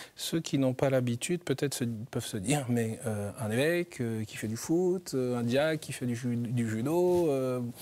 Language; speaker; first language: French; native; French